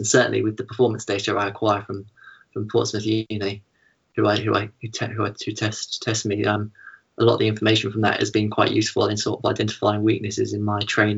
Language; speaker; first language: English; native; English